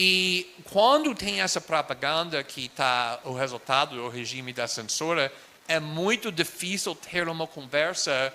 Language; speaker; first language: Portuguese; non-native, fluent; English